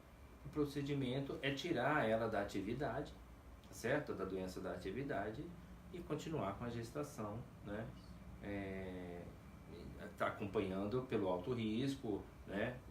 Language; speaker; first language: Portuguese; native; Portuguese